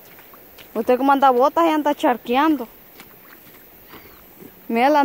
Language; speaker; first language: Spanish; native; Spanish